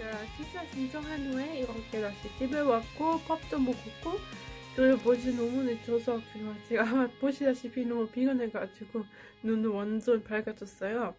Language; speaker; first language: Korean; non-native, fluent; Dutch